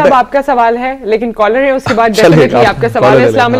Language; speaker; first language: Urdu; native; Urdu